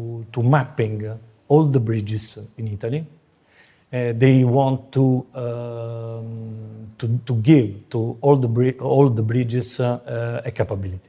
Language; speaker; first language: English; non-native, fluent; Italian